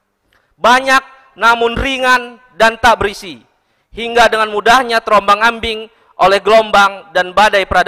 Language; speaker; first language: Indonesian; native; Indonesian